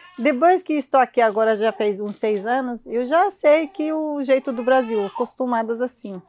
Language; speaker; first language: Portuguese; non-native, learner; Arabic